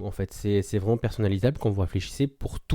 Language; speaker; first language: French; native; French